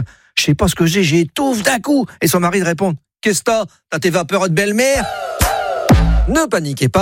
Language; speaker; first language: French; native; French